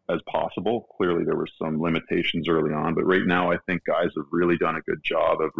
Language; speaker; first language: English; native; English